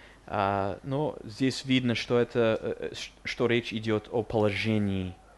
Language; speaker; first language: Russian; non-native, fluent; English